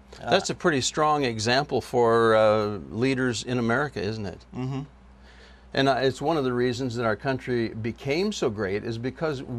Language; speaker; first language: English; native; English